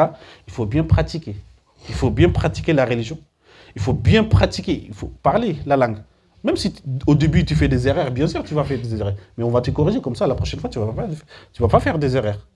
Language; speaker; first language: French; early bilingual, other home language; Soninke